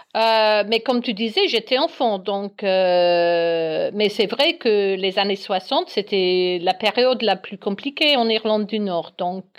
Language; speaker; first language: French; non-native, fluent; English